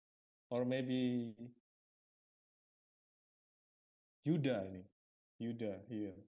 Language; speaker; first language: English; non-native, fluent; Indonesian